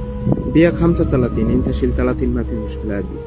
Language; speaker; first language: Arabic; non-native, learner; Bangla